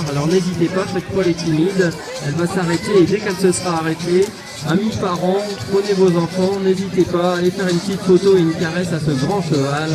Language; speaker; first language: French; native; French